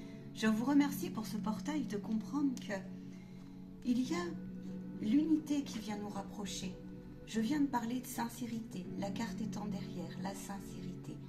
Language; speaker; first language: French; native; French